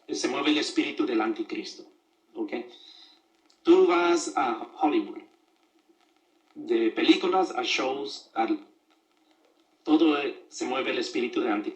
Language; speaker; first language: Spanish; early bilingual, other home language; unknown